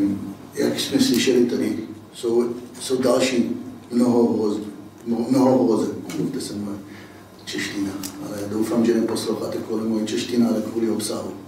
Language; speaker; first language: Czech; non-native, fluent; Hebrew